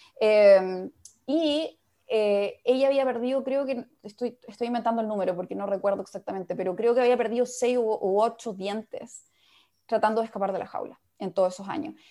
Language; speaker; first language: Spanish; native; Spanish